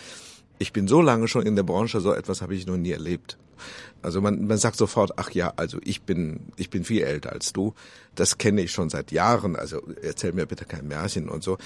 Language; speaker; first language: German; non-native, fluent; Chinese